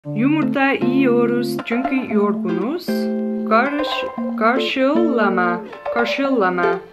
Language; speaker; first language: Turkish; non-native, learner; Dutch